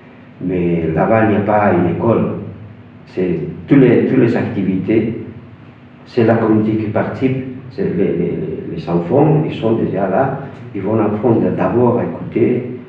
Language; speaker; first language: French; non-native, fluent; Spanish